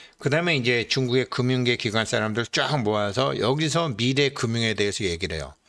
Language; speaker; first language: Korean; native; Korean